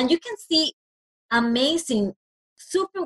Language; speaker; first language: English; non-native, fluent; Spanish